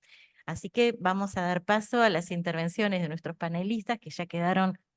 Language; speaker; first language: Spanish; native; Spanish